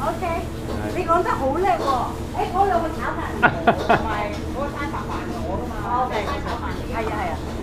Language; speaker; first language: Cantonese; native; Cantonese